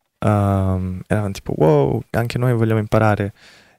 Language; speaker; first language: Italian; early bilingual, other home language; Korean